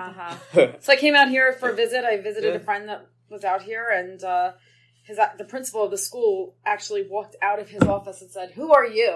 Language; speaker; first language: English; native; English